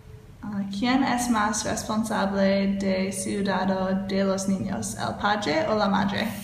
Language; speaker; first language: Spanish; non-native, learner; English